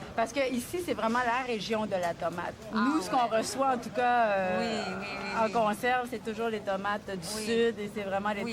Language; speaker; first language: French; native; French